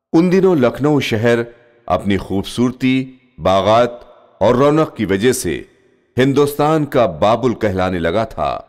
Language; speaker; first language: Urdu; native; Urdu